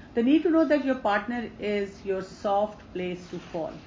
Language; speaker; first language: English; non-native, local second language; Urdu